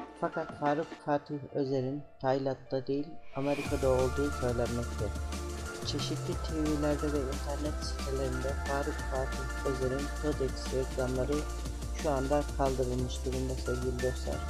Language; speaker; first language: Turkish; native; Turkish